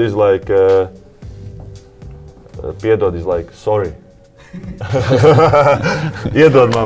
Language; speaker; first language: English; non-native, fluent; Latvian